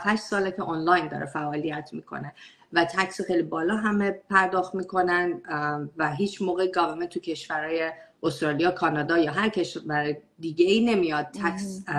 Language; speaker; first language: Persian; early bilingual, heritage; Persian